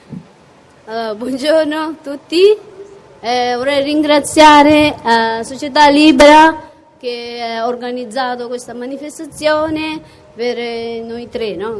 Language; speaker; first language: Italian; non-native, fluent; Tibetan